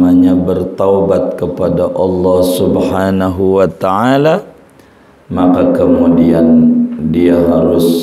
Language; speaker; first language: Indonesian; native; Indonesian